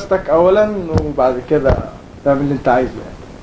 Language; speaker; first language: Arabic; native; Arabic